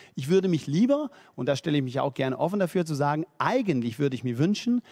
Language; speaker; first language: German; non-native, fluent; Danish